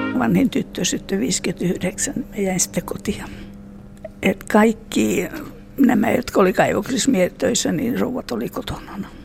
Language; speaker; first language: Finnish; native; Finnish